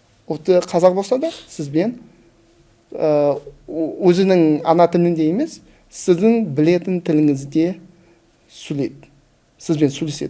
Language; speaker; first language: Kazakh; non-native, local second language; Russian